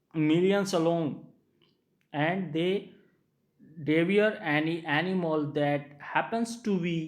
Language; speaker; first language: English; non-native, local second language; Gujarati